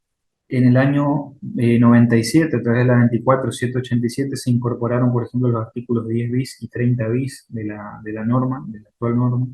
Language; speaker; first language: Spanish; native; Spanish